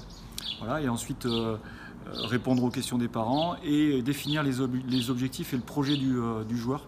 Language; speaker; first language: French; native; French